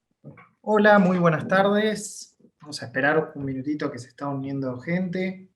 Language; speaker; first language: Spanish; native; Spanish